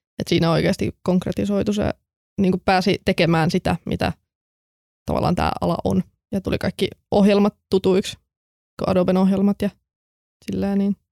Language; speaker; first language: Finnish; native; Finnish